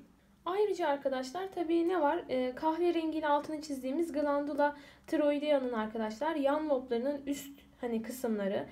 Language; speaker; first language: Turkish; native; Turkish